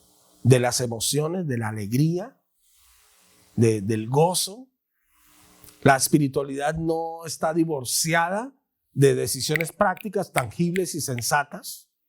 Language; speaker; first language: Spanish; native; Spanish